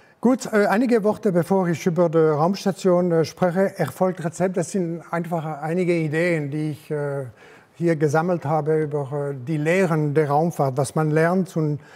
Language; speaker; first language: German; non-native, local second language; French